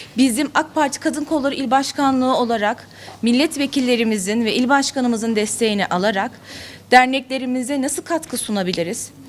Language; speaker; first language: Turkish; native; Turkish